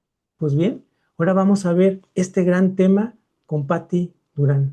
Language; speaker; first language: Spanish; native; Spanish